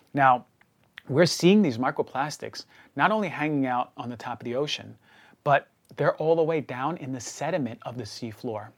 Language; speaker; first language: English; native; English